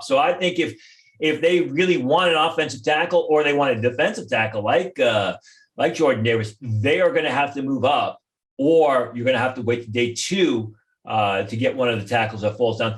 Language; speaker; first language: English; native; English